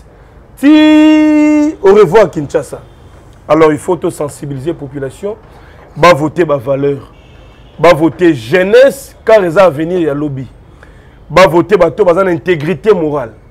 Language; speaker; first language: French; non-native, local second language; Lingala